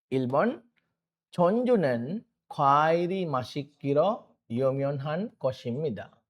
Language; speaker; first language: Korean; non-native, fluent; Sinhala